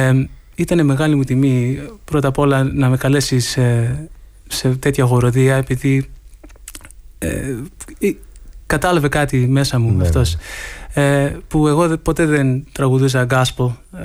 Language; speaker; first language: Greek; early bilingual, heritage; Greek